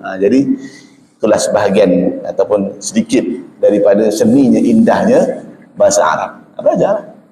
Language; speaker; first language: Malay; native; Malay